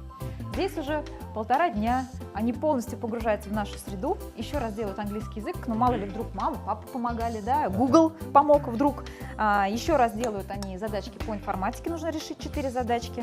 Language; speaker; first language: Russian; native; Russian